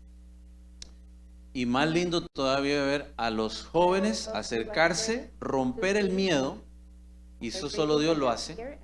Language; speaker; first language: Spanish; native; Spanish